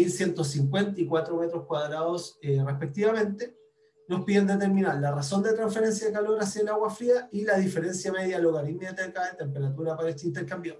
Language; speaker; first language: Spanish; native; Spanish